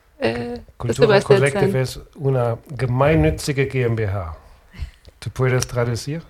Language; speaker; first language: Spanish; non-native, learner; German